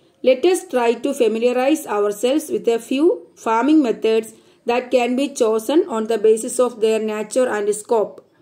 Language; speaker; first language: English; non-native, local second language; Malayalam